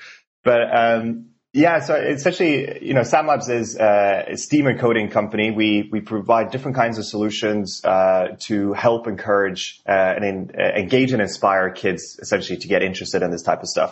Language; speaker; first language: English; non-native, fluent; Norwegian